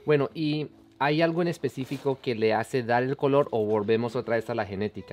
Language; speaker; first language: Spanish; native; Spanish